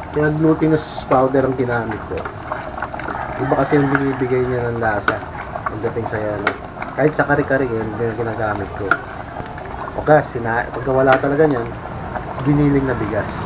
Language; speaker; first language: Filipino; native; Filipino